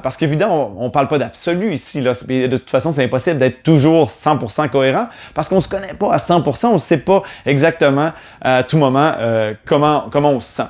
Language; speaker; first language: French; native; French